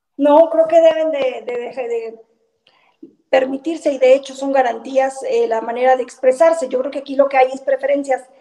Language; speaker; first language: Spanish; native; Spanish